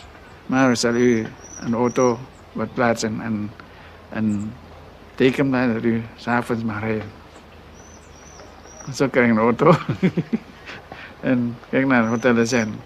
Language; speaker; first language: Dutch; non-native, local second language; Minangkabau